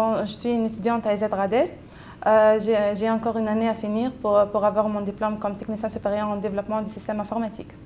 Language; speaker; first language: French; non-native, local second language; Arabic